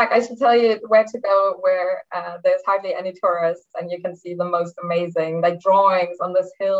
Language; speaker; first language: English; non-native, fluent; German